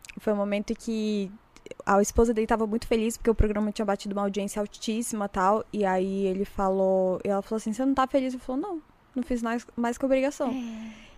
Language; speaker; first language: Portuguese; native; Portuguese